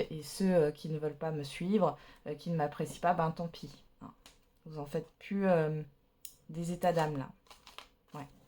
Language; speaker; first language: French; native; French